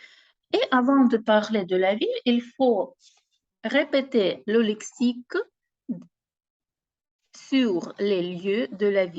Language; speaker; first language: French; non-native, fluent; Ukrainian